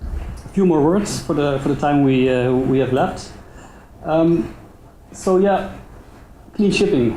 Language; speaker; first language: English; non-native, fluent; Dutch